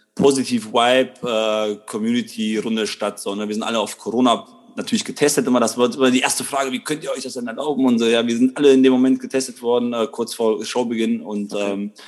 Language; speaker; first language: German; native; German